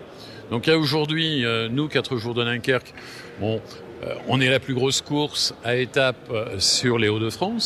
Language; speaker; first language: French; native; French